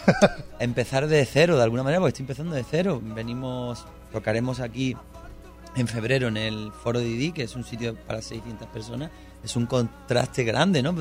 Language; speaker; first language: Spanish; native; Spanish